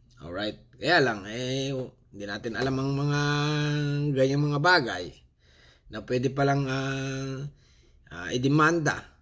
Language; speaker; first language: Filipino; non-native, local second language; Cebuano